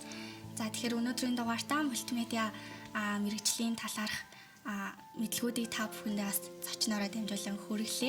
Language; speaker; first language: Mongolian; native; Mongolian